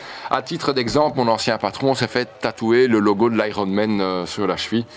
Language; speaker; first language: French; native; French